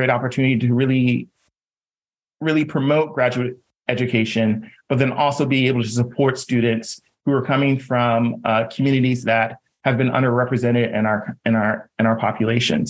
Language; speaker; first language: English; native; English